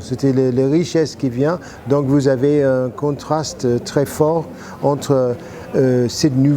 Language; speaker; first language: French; non-native, fluent; English